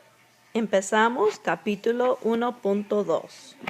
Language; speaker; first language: Spanish; non-native, fluent; English